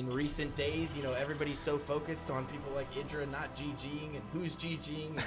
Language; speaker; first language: English; native; English